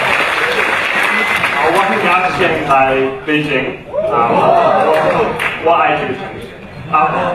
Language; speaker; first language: Chinese; non-native, learner; English